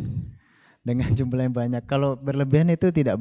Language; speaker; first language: Indonesian; native; Indonesian